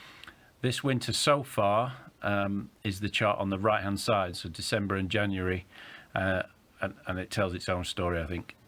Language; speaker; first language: English; native; English